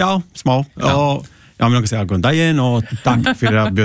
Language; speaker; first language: Icelandic; non-native, learner; Italian